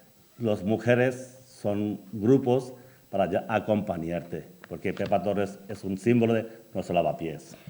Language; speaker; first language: Spanish; non-native, learner; Bangla